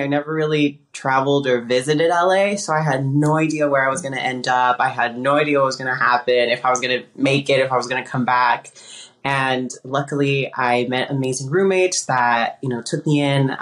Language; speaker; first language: English; early bilingual, other home language; Spanish